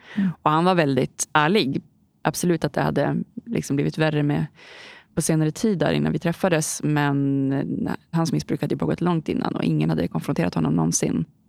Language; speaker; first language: Swedish; native; Swedish